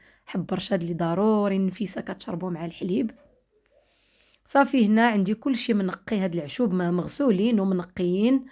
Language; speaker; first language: Arabic; native; Arabic